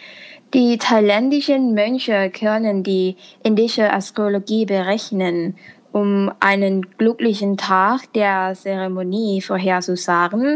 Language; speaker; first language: German; non-native, fluent; Thai